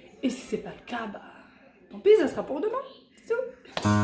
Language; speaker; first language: French; native; French